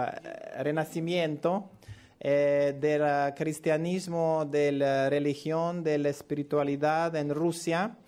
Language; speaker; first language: Spanish; non-native, learner; Russian